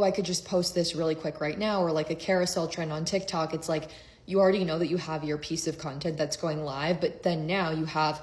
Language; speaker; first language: English; native; English